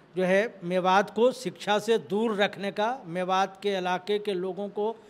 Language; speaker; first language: Hindi; native; Hindi